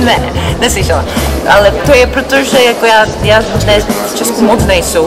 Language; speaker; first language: Czech; early bilingual, heritage; Czech